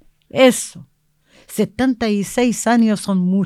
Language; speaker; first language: Spanish; non-native, learner; Arabic